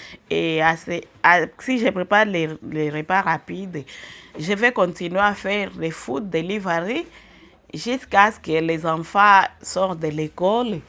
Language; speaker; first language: French; non-native, local second language; Swahili